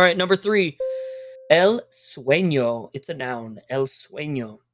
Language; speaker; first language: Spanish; non-native, fluent; English